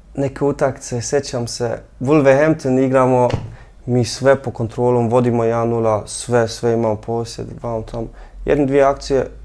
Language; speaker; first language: Croatian; early bilingual, heritage; Croatian